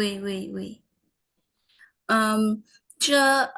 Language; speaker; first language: French; non-native, learner; Vietnamese